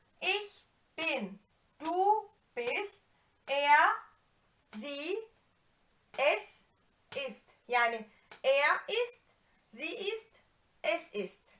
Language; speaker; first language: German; non-native, fluent; Turkish